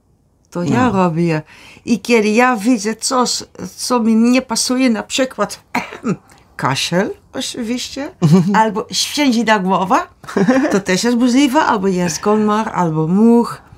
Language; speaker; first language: Polish; non-native, learner; Dutch